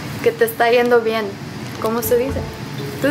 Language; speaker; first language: Spanish; early bilingual, heritage; English